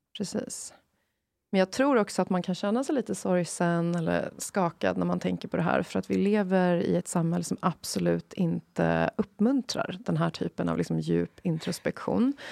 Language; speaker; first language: Swedish; non-native, fluent; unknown